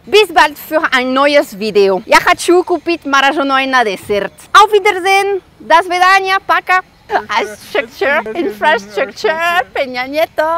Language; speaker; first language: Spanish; non-native, fluent; French